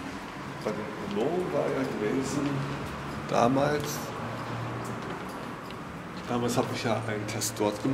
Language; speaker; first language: German; native; German